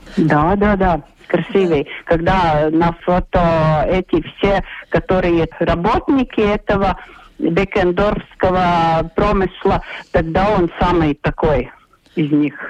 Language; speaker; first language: Russian; non-native, local second language; Latvian